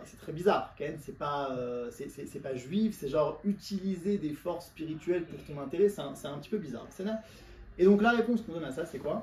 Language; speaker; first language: French; native; French